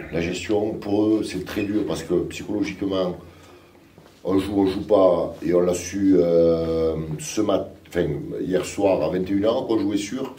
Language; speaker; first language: French; native; French